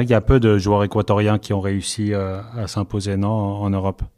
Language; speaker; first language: French; native; French